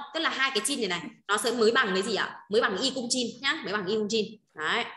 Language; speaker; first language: Vietnamese; native; Vietnamese